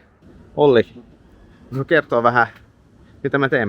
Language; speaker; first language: Finnish; non-native, fluent; Swedish